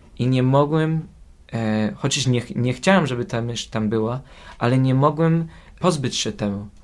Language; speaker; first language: Polish; early bilingual, heritage; Polish